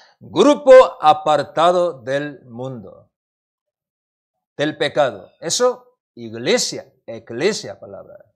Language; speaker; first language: Spanish; non-native, learner; Korean